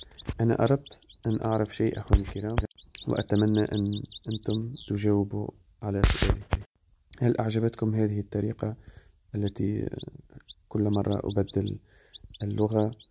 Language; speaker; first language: Arabic; early bilingual, heritage; Arabic